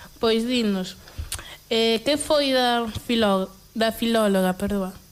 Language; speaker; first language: Galician; non-native, fluent; Kabuverdianu